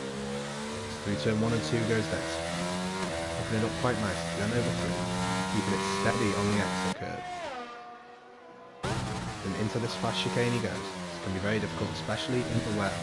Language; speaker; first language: English; native; English